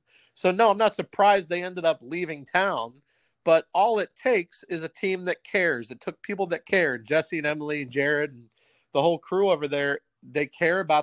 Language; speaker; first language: English; native; English